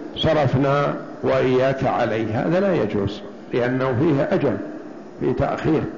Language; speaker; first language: Arabic; native; Arabic